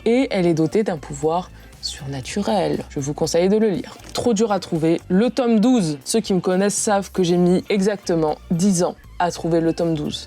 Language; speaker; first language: French; native; French